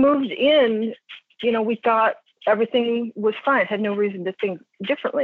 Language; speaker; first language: English; native; English